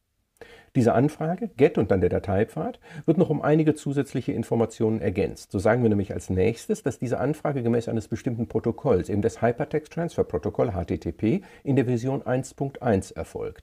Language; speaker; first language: German; native; German